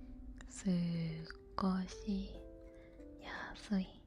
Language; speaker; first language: Japanese; non-native, learner; Spanish